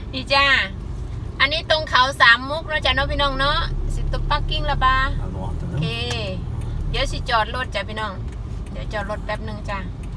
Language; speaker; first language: Thai; native; Thai